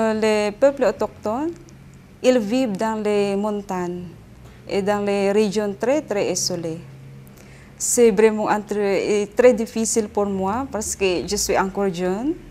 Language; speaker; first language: French; non-native, learner; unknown